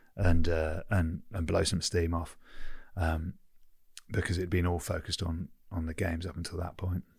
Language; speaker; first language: English; native; English